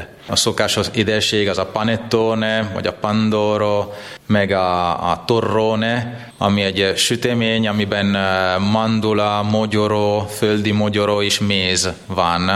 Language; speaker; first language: Hungarian; non-native, fluent; Italian